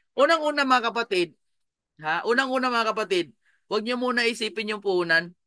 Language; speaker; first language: Filipino; non-native, local second language; Cebuano